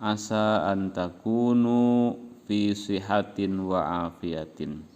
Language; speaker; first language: Arabic; non-native, fluent; Indonesian